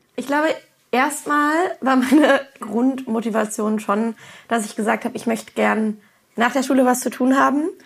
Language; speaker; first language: German; native; German